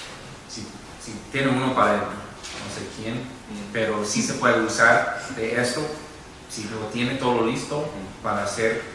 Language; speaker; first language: Spanish; non-native, fluent; English